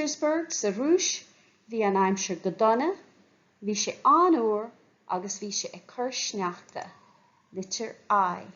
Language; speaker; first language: Irish; non-native, fluent; English